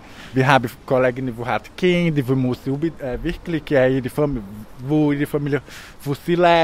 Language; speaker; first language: German; non-native, learner; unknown